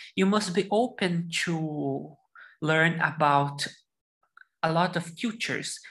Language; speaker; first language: English; non-native, learner; Portuguese